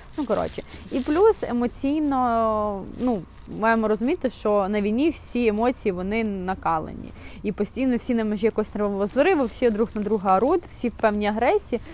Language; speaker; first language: Ukrainian; non-native, local second language; Russian